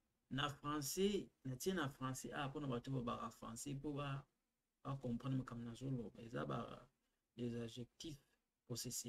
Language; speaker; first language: French; non-native, local second language; Lingala